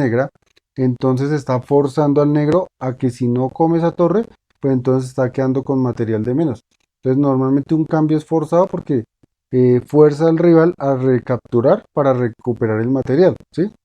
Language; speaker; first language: Spanish; native; Spanish